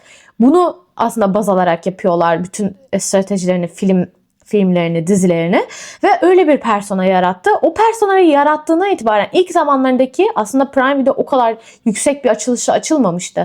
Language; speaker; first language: Turkish; native; Turkish